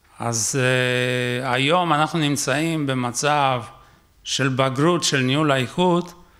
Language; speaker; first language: Hebrew; native; Hebrew